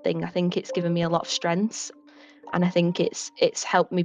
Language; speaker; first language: English; native; English